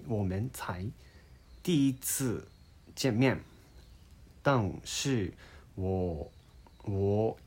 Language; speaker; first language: Chinese; non-native, learner; Japanese